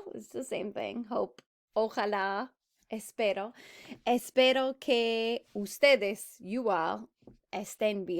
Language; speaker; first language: Spanish; non-native, fluent; English